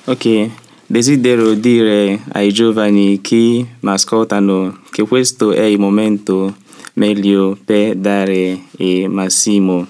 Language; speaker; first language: Italian; non-native, learner; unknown